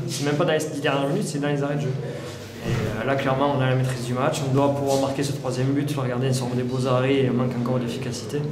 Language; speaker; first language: French; native; French